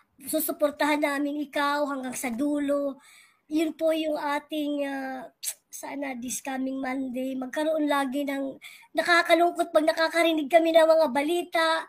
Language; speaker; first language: Filipino; non-native, local second language; Waray